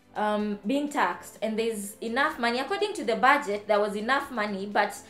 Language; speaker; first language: English; non-native, local second language; Kamba